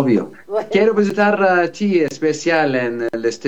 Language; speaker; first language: Spanish; non-native, learner; Arabic